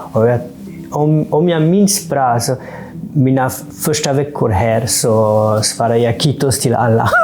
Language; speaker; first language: Swedish; non-native, fluent; French